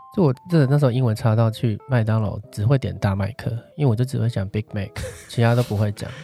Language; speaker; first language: Chinese; native; Chinese